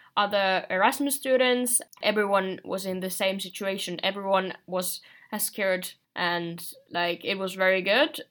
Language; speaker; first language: English; non-native, fluent; Finnish